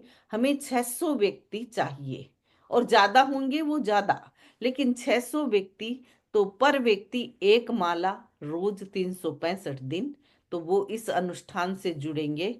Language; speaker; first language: Hindi; native; Hindi